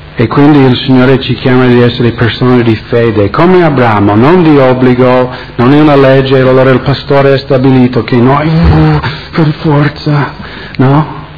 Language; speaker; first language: Italian; non-native, fluent; English